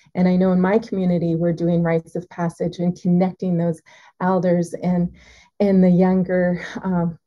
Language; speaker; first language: English; native; English